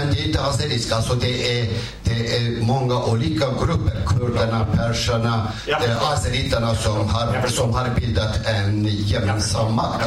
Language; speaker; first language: Swedish; non-native, fluent; Kurdish